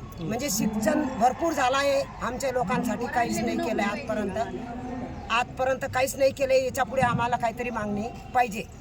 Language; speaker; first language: Marathi; non-native, local second language; Lambadi